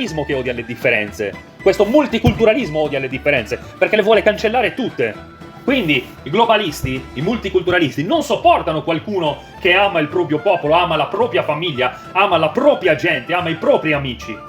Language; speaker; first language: Italian; native; Italian